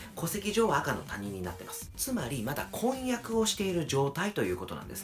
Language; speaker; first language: Japanese; native; Japanese